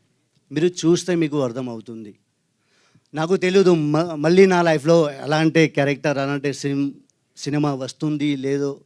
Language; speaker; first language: Telugu; non-native, learner; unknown